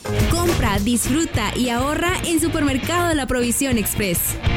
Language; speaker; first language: Spanish; native; Spanish